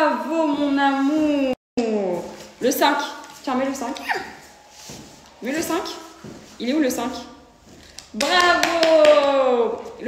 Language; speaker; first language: French; native; French